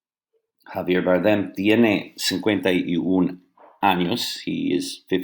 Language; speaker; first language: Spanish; non-native, fluent; English